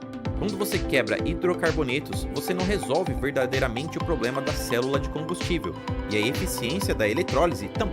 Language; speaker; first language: Portuguese; native; Portuguese